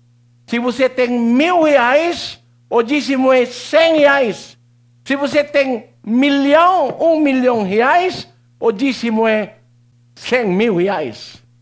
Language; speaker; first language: Portuguese; non-native, learner; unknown